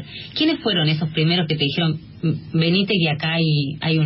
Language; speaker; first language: Spanish; native; Spanish